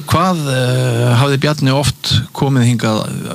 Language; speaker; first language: Icelandic; native; Icelandic